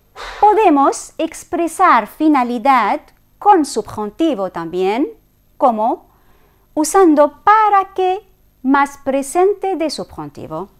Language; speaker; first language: Spanish; non-native, fluent; Arabic